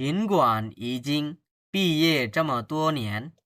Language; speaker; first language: Chinese; non-native, fluent; Bangla